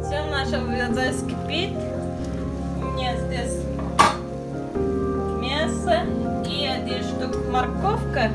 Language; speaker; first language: Russian; non-native, local second language; Tajik